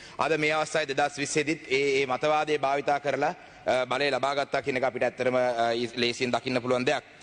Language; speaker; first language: Sinhala; non-native, local second language; Tamil